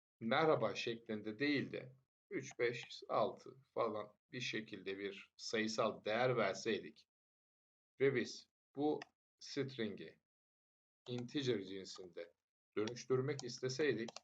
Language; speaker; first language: Turkish; native; Turkish